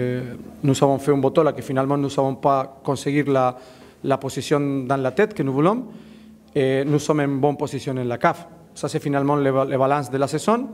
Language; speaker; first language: French; non-native, learner; Spanish